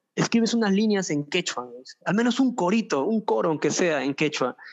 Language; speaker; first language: Spanish; native; Spanish